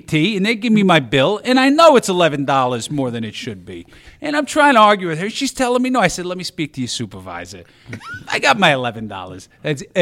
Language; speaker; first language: English; native; English